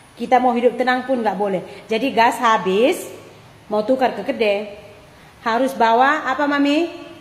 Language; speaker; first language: Indonesian; native; Indonesian